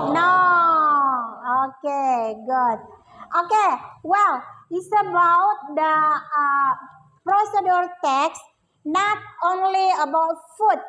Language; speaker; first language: English; non-native, learner; Indonesian